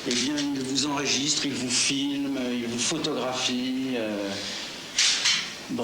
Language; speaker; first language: French; native; French